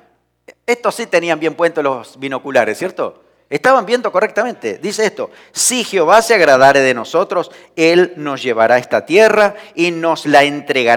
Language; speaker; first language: Spanish; native; Spanish